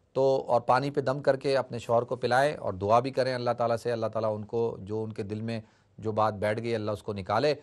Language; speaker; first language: Urdu; native; Urdu